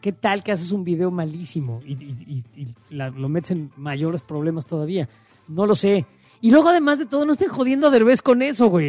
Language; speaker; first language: Spanish; native; Spanish